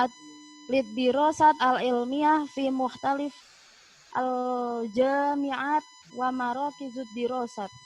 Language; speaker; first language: Arabic; non-native, learner; Indonesian